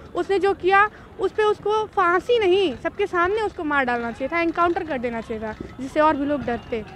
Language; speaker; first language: Hindi; native; Hindi